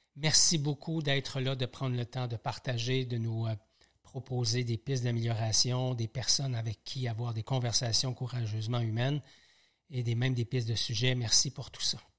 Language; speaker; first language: French; native; French